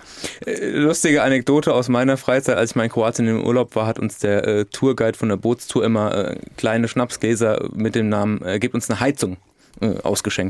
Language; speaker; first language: German; native; German